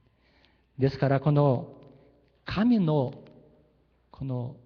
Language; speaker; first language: Japanese; early bilingual, heritage; Japanese